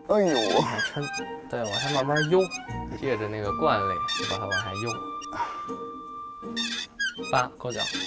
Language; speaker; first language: Chinese; native; Chinese